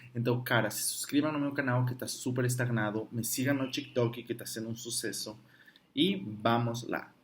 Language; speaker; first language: Portuguese; non-native, fluent; Spanish